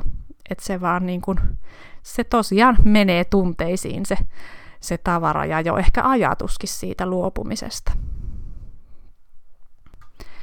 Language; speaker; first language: Finnish; native; Finnish